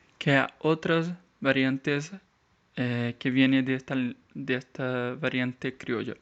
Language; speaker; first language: Spanish; non-native, learner; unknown